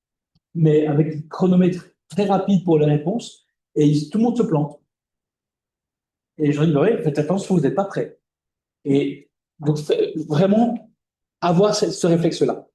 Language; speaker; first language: French; native; French